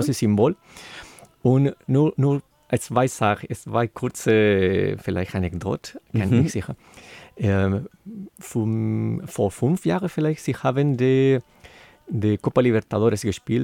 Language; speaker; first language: German; non-native, learner; Spanish